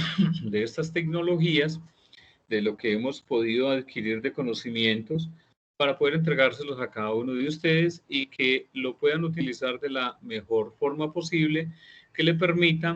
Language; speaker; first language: Spanish; native; Spanish